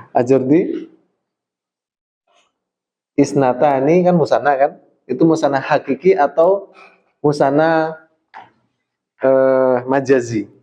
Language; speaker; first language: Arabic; non-native, fluent; Indonesian